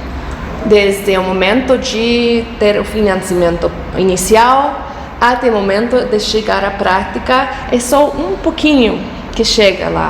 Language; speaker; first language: Portuguese; non-native, fluent; English